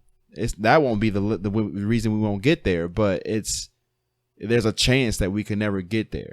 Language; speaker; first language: English; native; English